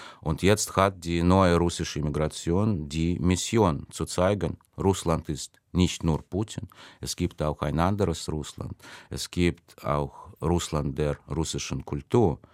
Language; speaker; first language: German; non-native, fluent; Russian